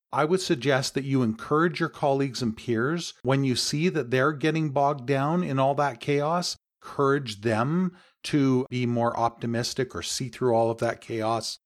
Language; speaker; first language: English; native; English